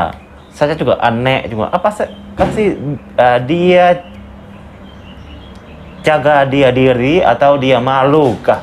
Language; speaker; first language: Indonesian; non-native, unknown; Lao